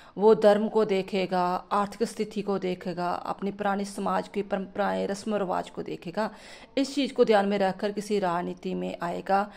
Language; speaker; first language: Hindi; non-native, local second language; Punjabi